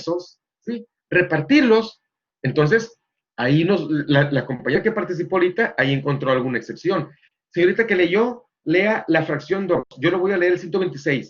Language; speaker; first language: Spanish; native; Spanish